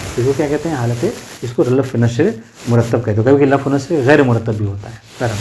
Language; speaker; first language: Urdu; native; Urdu